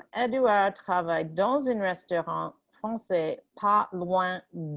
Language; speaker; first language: French; non-native, fluent; English